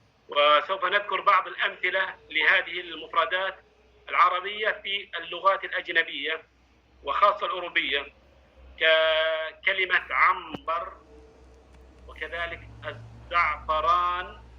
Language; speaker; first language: Arabic; non-native, fluent; Indonesian